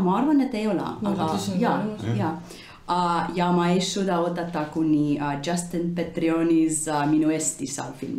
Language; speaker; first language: Estonian; non-native, learner; English